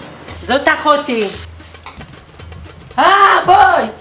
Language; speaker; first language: Hebrew; early bilingual, other home language; Arabic